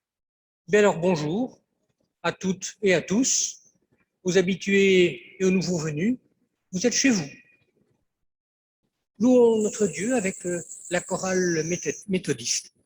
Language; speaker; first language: French; native; French